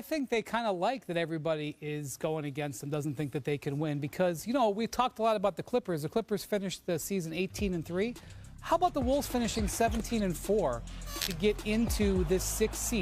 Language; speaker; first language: English; native; English